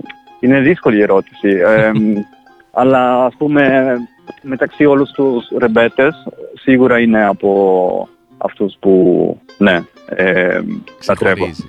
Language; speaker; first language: Greek; non-native, fluent; Italian